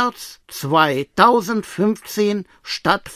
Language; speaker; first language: German; non-native, learner; Russian